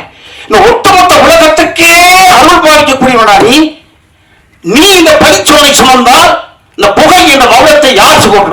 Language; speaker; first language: Tamil; native; Tamil